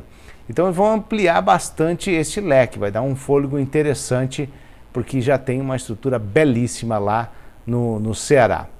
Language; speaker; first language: Portuguese; native; Portuguese